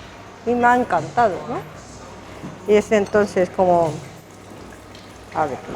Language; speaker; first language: Spanish; non-native, fluent; Japanese